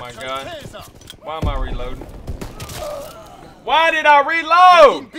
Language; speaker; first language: English; native; English